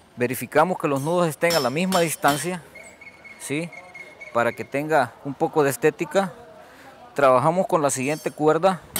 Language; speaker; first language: Spanish; native; Spanish